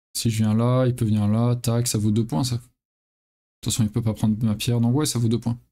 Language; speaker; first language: French; native; French